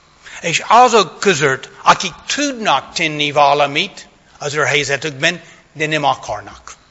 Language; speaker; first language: Hungarian; non-native, fluent; English